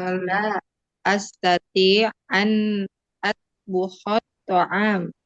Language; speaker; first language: Arabic; non-native, learner; Indonesian